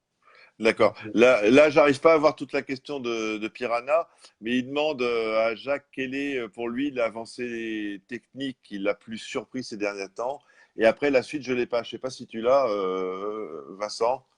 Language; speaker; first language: French; native; French